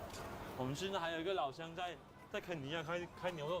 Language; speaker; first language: Chinese; native; Chinese